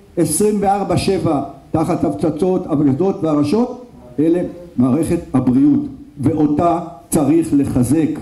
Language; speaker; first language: Hebrew; native; Hebrew